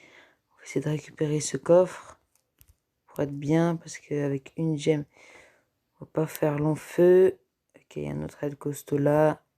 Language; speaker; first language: French; native; French